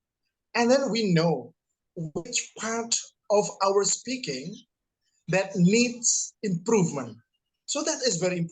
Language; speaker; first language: English; non-native, fluent; Indonesian